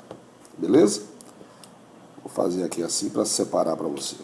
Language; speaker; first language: Portuguese; native; Portuguese